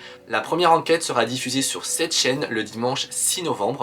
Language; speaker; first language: French; native; French